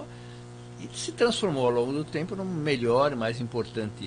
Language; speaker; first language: Portuguese; native; Portuguese